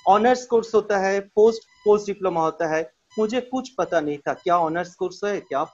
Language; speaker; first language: Hindi; non-native, local second language; Bangla